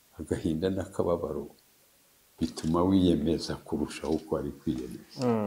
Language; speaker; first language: Kinyarwanda; early bilingual, heritage; Kinyarwanda